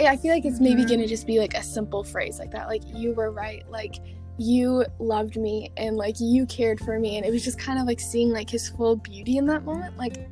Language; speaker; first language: English; native; English